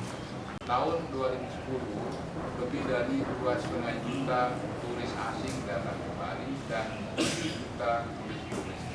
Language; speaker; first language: Indonesian; non-native, local second language; Balinese